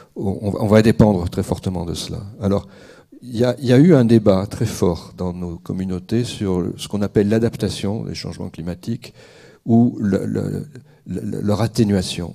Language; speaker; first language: French; native; French